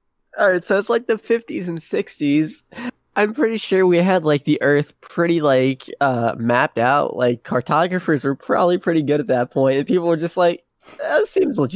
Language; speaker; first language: English; native; English